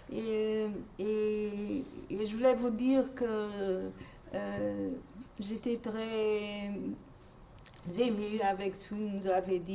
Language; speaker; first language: French; non-native, fluent; Portuguese